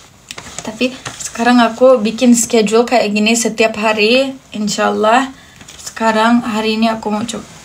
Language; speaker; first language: Indonesian; non-native, fluent; Turkish